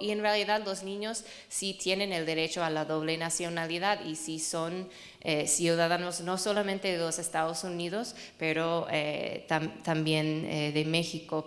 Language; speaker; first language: Spanish; non-native, fluent; English